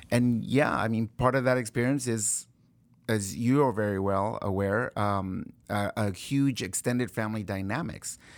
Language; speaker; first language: English; early bilingual, other home language; Spanish